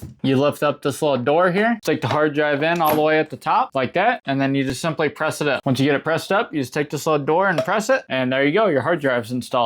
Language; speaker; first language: English; native; English